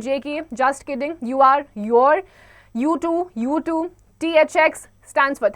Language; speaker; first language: English; non-native, local second language; Hindi